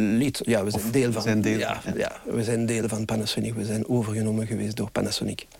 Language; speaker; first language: Dutch; non-native, local second language; French